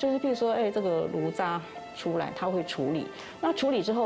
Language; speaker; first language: Chinese; native; Chinese